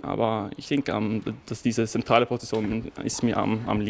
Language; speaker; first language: German; non-native, fluent; Norwegian